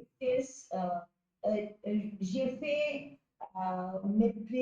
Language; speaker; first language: French; non-native, learner; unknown